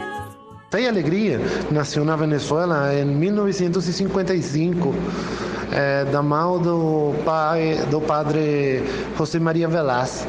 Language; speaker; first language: Portuguese; non-native, fluent; Spanish